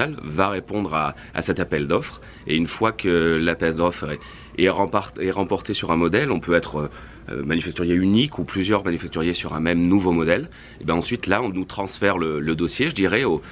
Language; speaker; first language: French; native; French